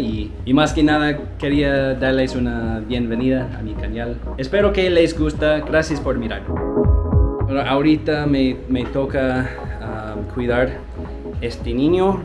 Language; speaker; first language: Spanish; non-native, learner; English